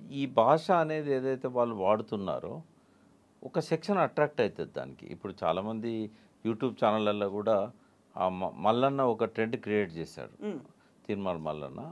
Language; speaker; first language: Telugu; native; Telugu